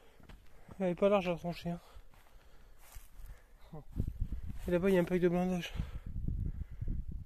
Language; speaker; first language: French; native; French